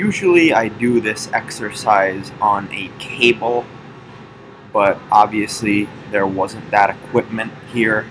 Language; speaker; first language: English; native; English